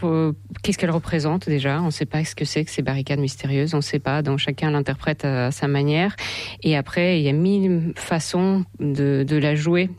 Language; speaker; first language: French; non-native, fluent; Russian